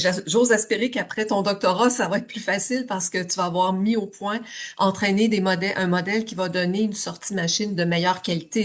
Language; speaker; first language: French; native; French